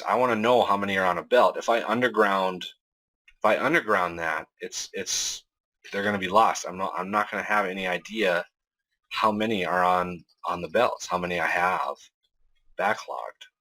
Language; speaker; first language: English; native; English